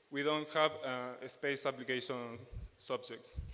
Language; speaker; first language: English; non-native, fluent; Spanish